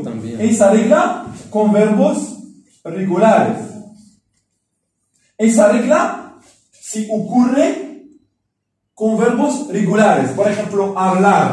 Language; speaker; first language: Spanish; non-native, fluent; Arabic